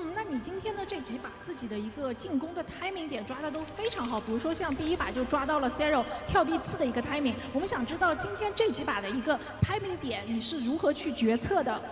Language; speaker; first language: Chinese; native; Chinese